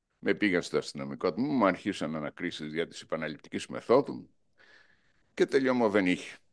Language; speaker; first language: Greek; non-native, local second language; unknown